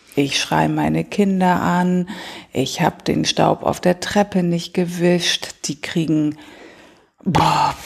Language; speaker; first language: German; native; German